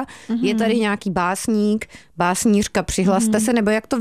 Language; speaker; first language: Czech; native; Czech